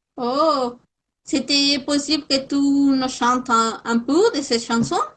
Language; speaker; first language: French; non-native, fluent; Spanish